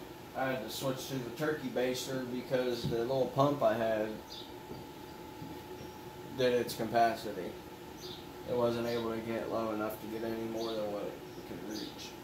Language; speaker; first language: English; native; English